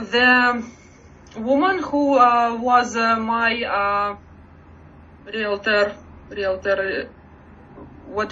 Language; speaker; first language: English; non-native, learner; Russian